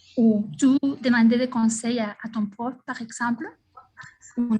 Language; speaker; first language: French; non-native, fluent; Spanish